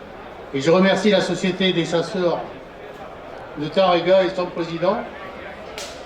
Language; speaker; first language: French; native; French